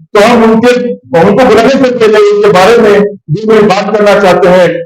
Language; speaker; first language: Hindi; non-native, local second language; Marathi